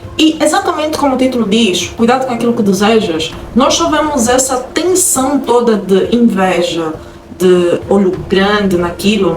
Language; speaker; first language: Portuguese; native; Portuguese